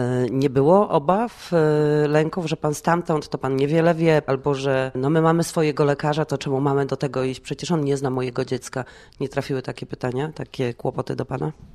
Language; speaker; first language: Polish; native; Polish